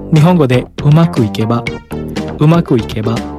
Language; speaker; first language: Japanese; non-native, fluent; Indonesian